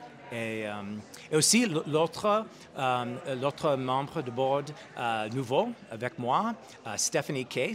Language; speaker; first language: French; non-native, learner; English